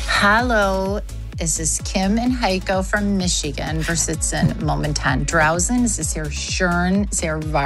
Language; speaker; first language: German; non-native, learner; English